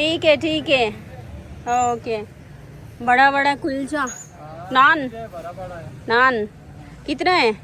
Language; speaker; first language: Hindi; non-native, local second language; Telugu